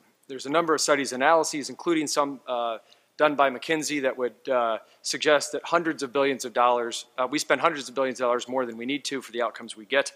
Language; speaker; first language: English; native; English